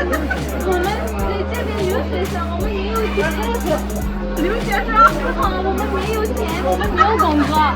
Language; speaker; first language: Chinese; non-native, learner; Urdu